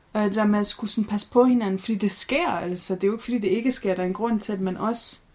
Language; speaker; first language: Danish; native; Danish